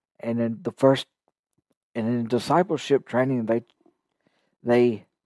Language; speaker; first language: English; native; English